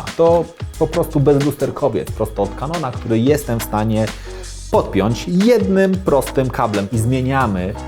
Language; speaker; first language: Polish; native; Polish